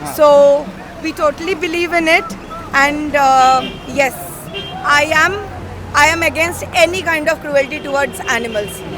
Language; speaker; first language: English; non-native, local second language; Bangla